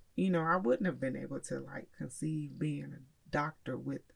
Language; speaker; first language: English; native; English